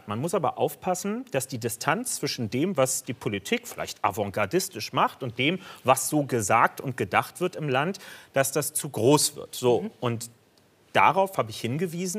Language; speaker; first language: German; native; German